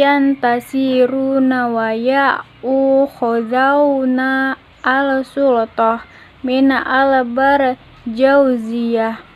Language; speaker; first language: Arabic; non-native, learner; Indonesian